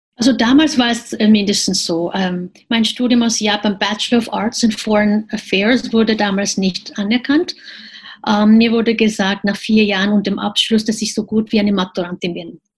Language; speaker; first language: German; non-native, fluent; Japanese